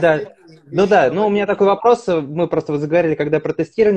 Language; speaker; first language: Russian; native; Russian